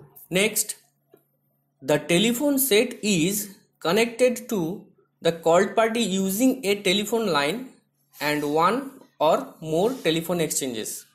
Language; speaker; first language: English; non-native, local second language; Bangla